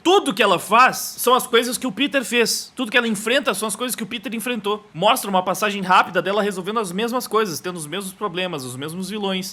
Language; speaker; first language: Portuguese; native; Portuguese